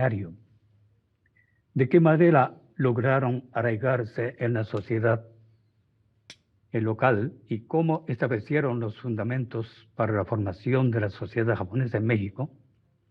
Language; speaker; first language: Spanish; non-native, fluent; Japanese